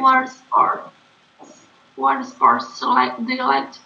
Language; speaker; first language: English; non-native, learner; Portuguese